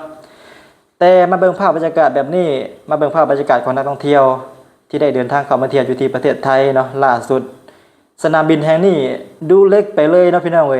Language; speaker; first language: Thai; non-native, local second language; Northeastern Thai